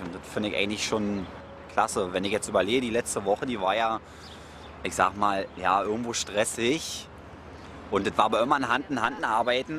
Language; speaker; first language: German; native; German